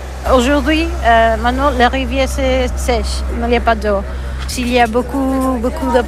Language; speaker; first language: French; non-native, learner; Catalan